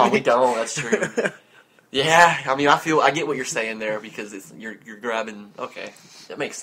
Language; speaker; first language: English; native; English